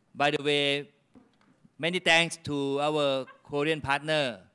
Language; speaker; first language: English; non-native, fluent; Thai